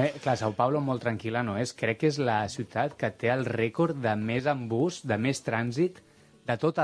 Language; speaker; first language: Catalan; native; Catalan